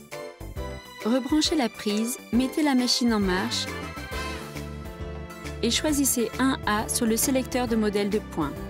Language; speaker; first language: French; native; French